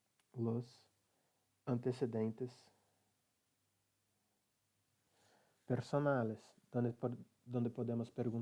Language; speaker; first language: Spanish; non-native, learner; Portuguese